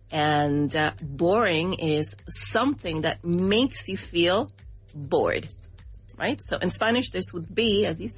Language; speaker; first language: English; non-native, fluent; Spanish